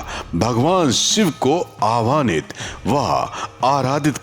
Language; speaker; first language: Hindi; native; Hindi